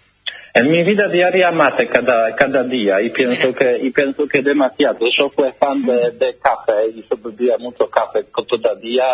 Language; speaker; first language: Spanish; non-native, learner; Polish